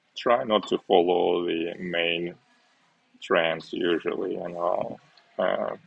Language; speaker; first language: English; non-native, fluent; Uzbek